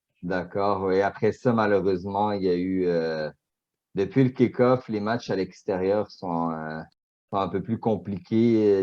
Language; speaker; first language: French; native; French